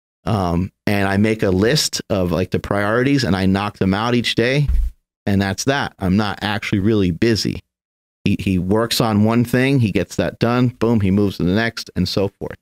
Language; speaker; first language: English; native; English